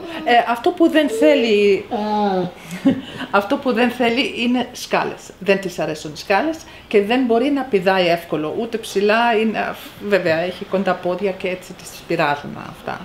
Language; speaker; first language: Greek; non-native, fluent; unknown